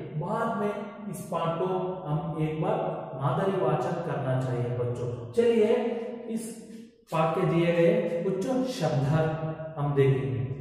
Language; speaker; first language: Hindi; non-native, local second language; Kannada